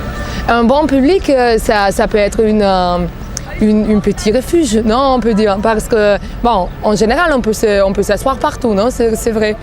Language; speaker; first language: French; non-native, fluent; Bulgarian